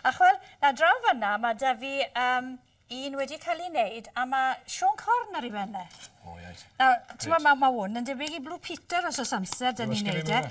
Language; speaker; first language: Welsh; native; Welsh